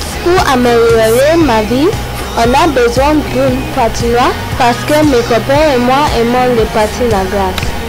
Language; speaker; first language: French; non-native, learner; English